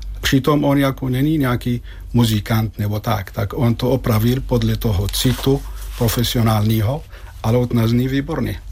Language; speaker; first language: Czech; non-native, fluent; Arabic